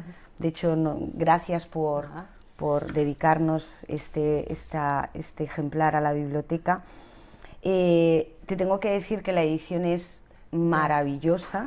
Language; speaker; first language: Spanish; native; Spanish